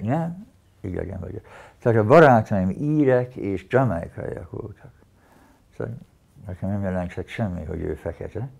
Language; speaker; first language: Hungarian; early bilingual, heritage; Hungarian